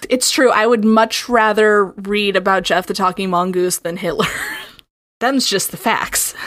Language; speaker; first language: English; native; English